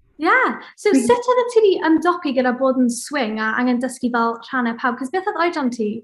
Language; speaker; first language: Welsh; native; Welsh